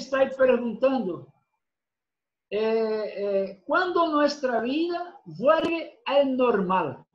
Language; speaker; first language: Spanish; non-native, fluent; Portuguese